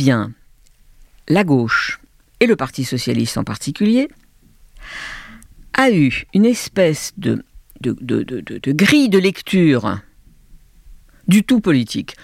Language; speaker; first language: French; native; French